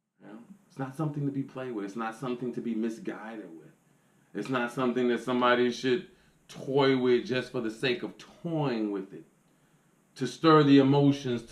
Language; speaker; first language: English; native; English